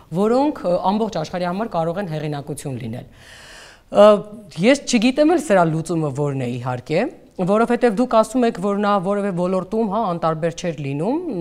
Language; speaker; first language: Armenian; native; Armenian